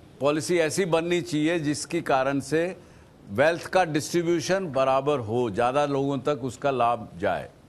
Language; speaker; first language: Hindi; native; Hindi